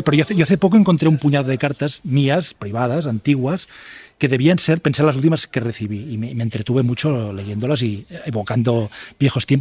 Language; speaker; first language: Spanish; native; Spanish